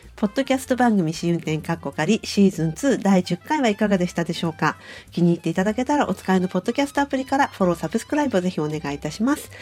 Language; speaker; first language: Japanese; native; Japanese